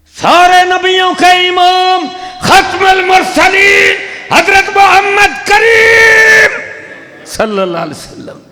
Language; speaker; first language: Urdu; non-native, local second language; Punjabi